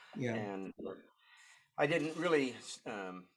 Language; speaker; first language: English; native; English